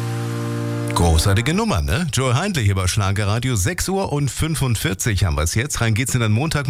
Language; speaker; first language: German; native; German